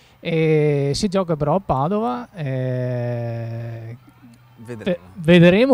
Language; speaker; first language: Italian; native; Italian